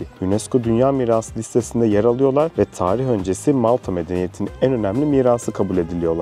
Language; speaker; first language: Turkish; native; Turkish